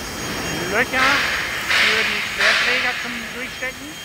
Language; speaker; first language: German; native; German